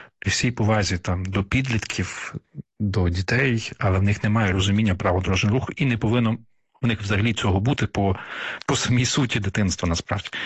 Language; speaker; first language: Ukrainian; native; Ukrainian